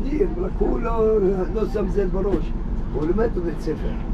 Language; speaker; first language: Hebrew; non-native, local second language; Arabic